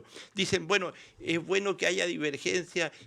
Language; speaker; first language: Spanish; native; Spanish